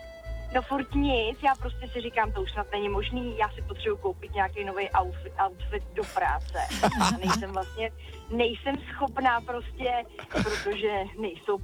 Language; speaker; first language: Czech; native; Czech